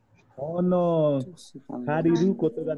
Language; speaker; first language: Japanese; non-native, learner; Nepali